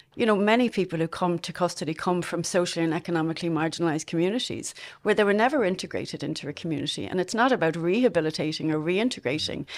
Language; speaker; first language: English; native; English